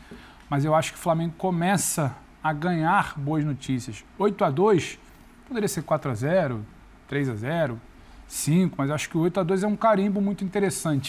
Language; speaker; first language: Portuguese; native; Portuguese